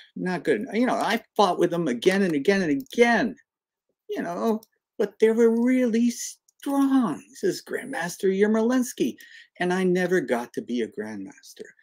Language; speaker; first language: English; native; English